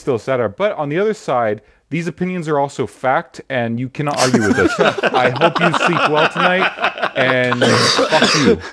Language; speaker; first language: English; native; English